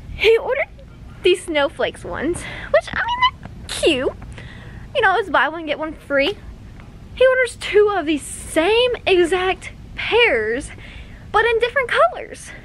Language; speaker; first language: English; native; English